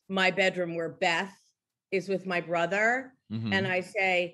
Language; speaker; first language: English; native; English